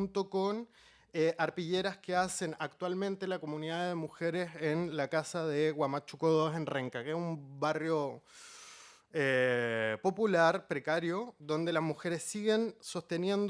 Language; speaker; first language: Spanish; native; Spanish